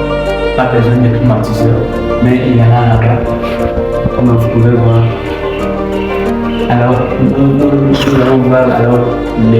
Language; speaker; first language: French; non-native, local second language; Rundi